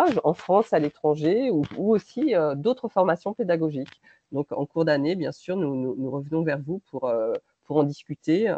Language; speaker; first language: French; native; French